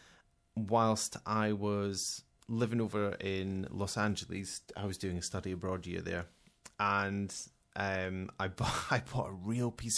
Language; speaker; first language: English; native; English